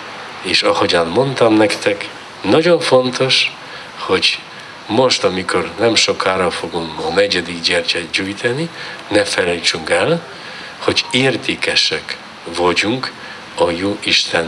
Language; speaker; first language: Hungarian; non-native, learner; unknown